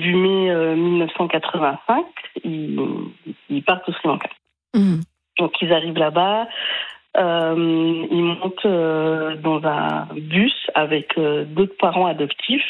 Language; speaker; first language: French; native; French